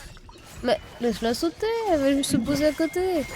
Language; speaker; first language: French; native; French